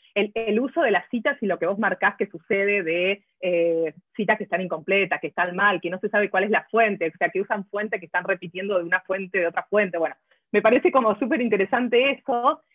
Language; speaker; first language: Spanish; native; Spanish